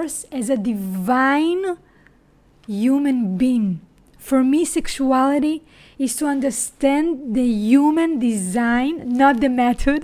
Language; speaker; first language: English; non-native, fluent; Hebrew